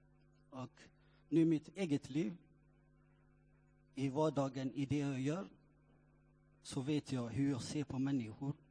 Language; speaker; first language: Swedish; non-native, fluent; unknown